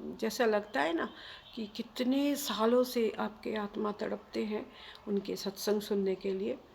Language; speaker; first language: Hindi; non-native, local second language; Bangla